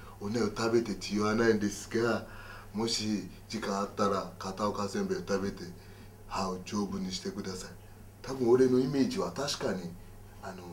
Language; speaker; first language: Japanese; non-native, fluent; Yoruba